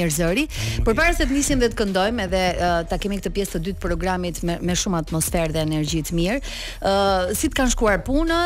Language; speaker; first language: Albanian; native; Albanian